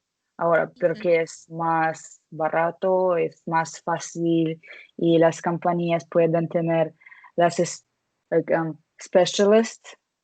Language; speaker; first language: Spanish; non-native, learner; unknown